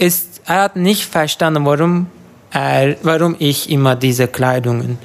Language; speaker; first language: German; non-native, learner; Turkish